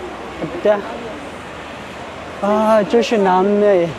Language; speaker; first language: Chinese; non-native, learner; Amharic